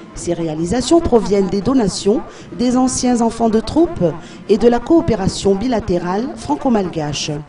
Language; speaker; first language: French; non-native, local second language; Malagasy